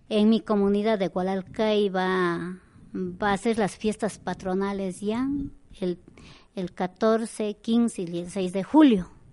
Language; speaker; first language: Spanish; native; Spanish